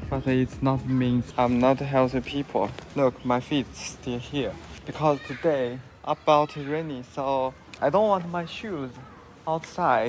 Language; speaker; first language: English; non-native, learner; Chinese